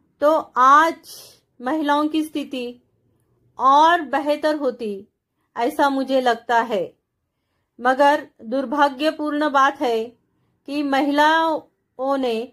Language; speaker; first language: Hindi; non-native, local second language; Marathi